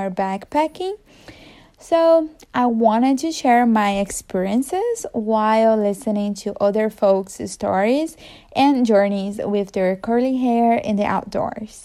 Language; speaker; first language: English; non-native, fluent; Portuguese